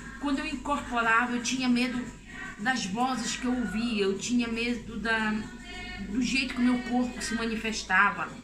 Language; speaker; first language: Portuguese; native; Portuguese